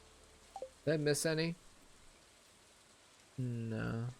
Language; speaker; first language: English; native; English